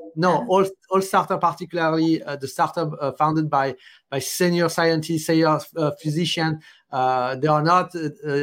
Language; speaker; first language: English; non-native, fluent; French